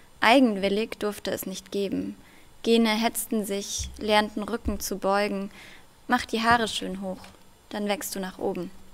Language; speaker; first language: German; early bilingual, other home language; Russian